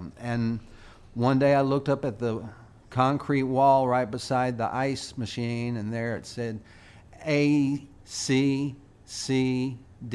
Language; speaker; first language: English; native; English